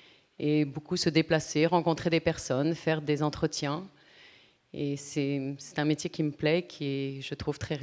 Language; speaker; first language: French; native; French